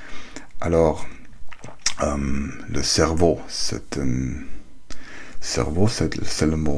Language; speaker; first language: French; non-native, learner; German